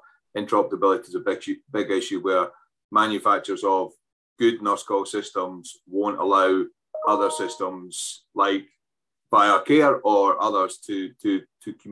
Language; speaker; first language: English; native; English